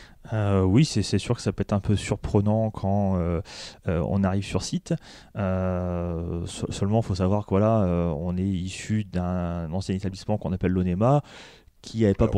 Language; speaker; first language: French; native; French